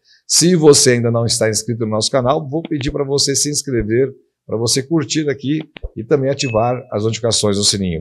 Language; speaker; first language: Portuguese; native; Portuguese